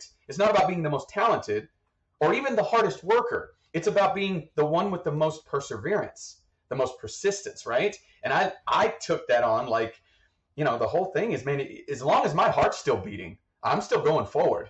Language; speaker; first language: English; native; English